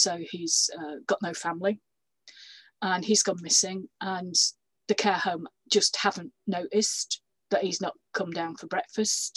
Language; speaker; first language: English; native; English